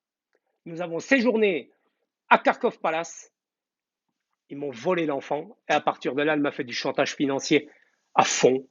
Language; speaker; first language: French; native; French